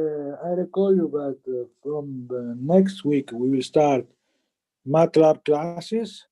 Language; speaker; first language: English; non-native, fluent; Italian